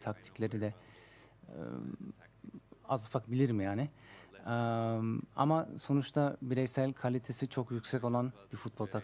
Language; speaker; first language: Turkish; early bilingual, heritage; Turkish